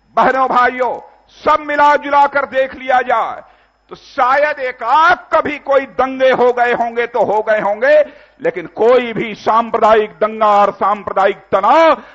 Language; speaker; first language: Hindi; native; Hindi